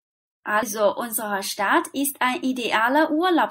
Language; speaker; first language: German; non-native, fluent; Chinese